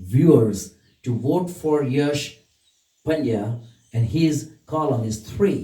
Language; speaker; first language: English; non-native, local second language; Gujarati